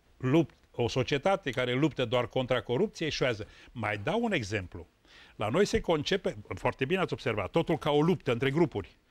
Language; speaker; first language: Romanian; native; Romanian